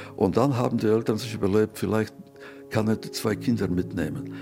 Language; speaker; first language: German; non-native, fluent; Yiddish